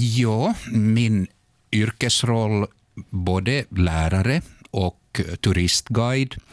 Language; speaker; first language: Swedish; native; Swedish